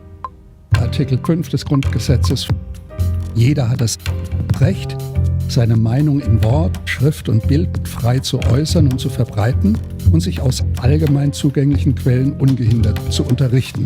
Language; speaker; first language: German; native; German